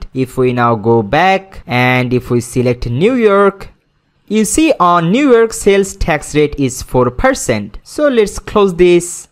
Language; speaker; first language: English; non-native, local second language; Bangla